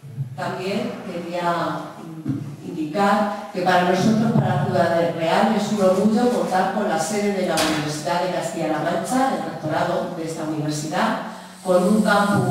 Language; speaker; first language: Spanish; native; Spanish